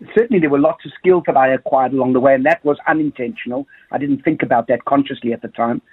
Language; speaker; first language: English; native; English